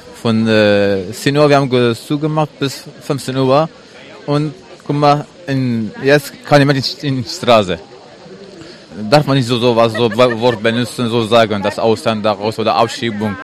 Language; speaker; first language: German; non-native, learner; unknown